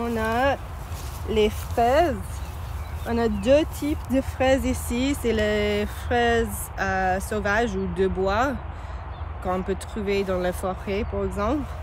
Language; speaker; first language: French; non-native, learner; English